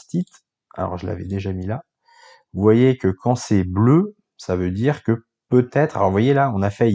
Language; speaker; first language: French; native; French